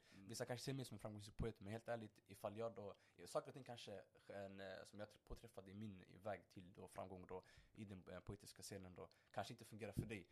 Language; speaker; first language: Swedish; early bilingual, other home language; Somali